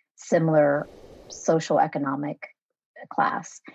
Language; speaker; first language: English; early bilingual, other home language; Vietnamese